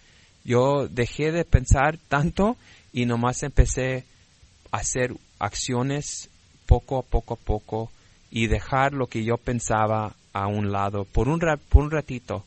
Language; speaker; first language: Spanish; early bilingual, heritage; Spanish